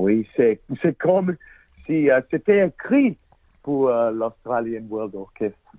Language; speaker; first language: French; non-native, learner; English